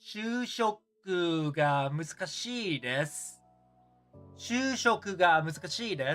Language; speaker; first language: Japanese; non-native, learner; English